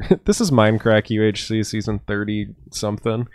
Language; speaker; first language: English; native; English